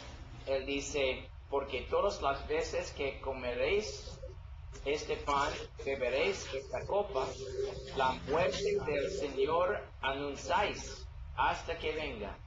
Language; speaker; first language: Spanish; non-native, learner; English